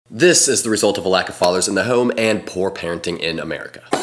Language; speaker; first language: English; native; English